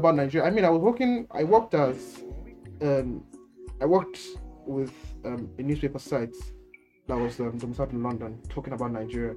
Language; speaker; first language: English; non-native, local second language; Yoruba